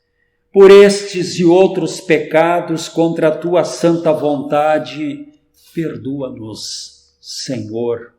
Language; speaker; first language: Portuguese; native; Portuguese